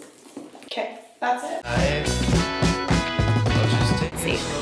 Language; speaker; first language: English; native; English